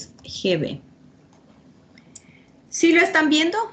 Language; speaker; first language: Spanish; native; Spanish